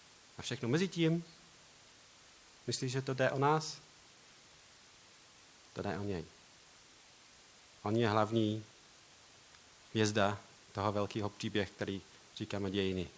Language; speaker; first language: Czech; non-native, learner; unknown